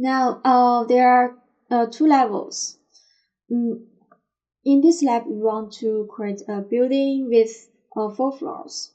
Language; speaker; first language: English; non-native, fluent; Chinese